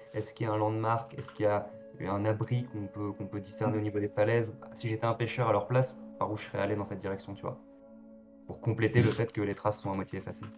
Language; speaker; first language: French; native; French